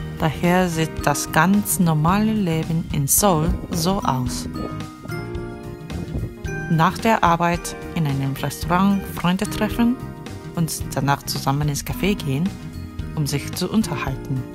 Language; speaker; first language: German; non-native, fluent; Korean